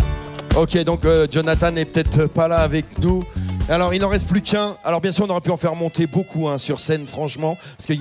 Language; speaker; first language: French; native; French